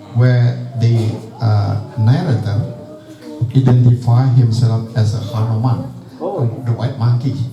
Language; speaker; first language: English; non-native, fluent; Indonesian